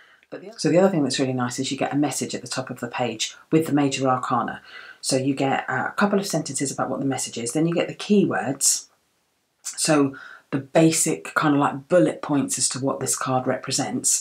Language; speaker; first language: English; native; English